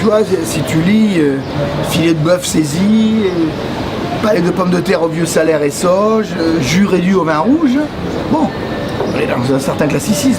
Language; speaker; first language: French; native; French